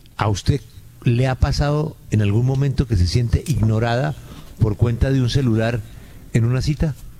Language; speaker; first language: Spanish; native; Spanish